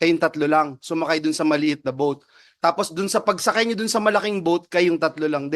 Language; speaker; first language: Filipino; native; Filipino